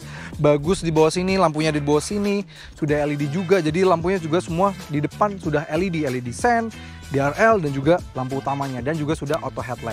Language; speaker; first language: Indonesian; native; Indonesian